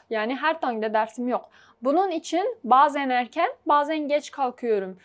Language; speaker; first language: Turkish; non-native, fluent; Uzbek